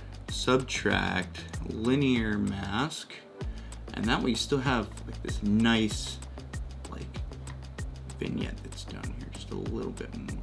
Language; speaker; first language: English; native; English